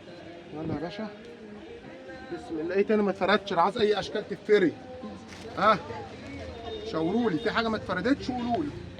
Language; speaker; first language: Arabic; native; Arabic